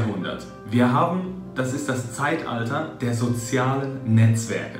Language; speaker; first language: German; early bilingual, other home language; Russian